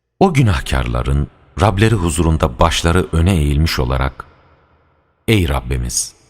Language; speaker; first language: Turkish; native; Turkish